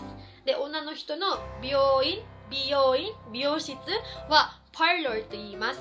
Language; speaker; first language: Japanese; non-native, fluent; Filipino